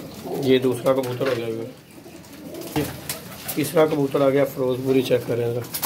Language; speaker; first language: Hindi; non-native, local second language; Punjabi